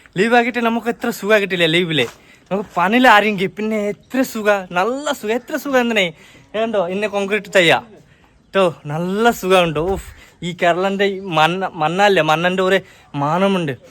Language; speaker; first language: Malayalam; non-native, local second language; Bangla